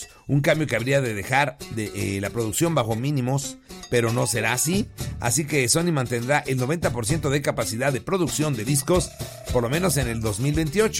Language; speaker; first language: Spanish; native; Spanish